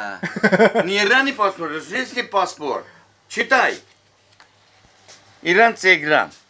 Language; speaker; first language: Russian; non-native, learner; Armenian